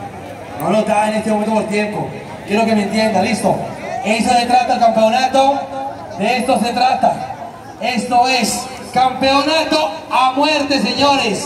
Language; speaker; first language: Spanish; native; Spanish